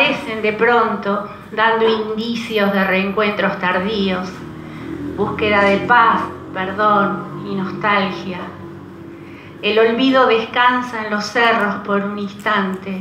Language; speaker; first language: Spanish; native; Spanish